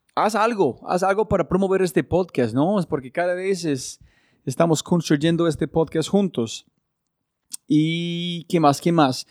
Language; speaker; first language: Spanish; non-native, fluent; English